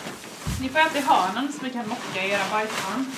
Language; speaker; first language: Swedish; native; Swedish